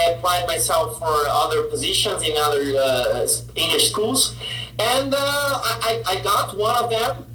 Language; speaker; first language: English; non-native, fluent; Portuguese